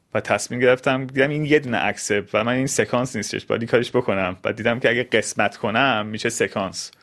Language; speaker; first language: Persian; early bilingual, heritage; Persian